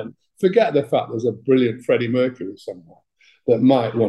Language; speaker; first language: English; native; English